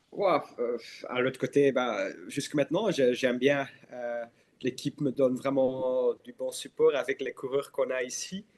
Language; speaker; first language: French; non-native, local second language; Dutch